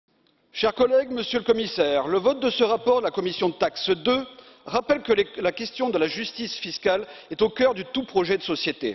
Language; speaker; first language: French; native; French